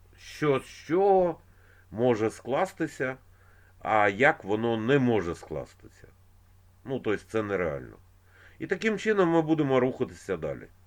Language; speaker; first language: Ukrainian; non-native, local second language; Russian